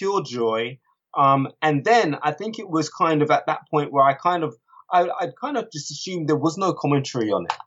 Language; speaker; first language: English; native; English